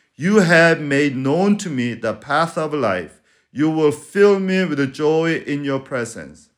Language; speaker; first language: English; non-native, fluent; Spanish